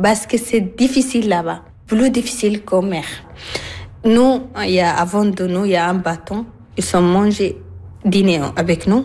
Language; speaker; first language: French; non-native, learner; Arabic